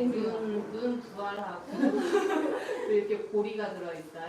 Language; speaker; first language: Korean; native; Korean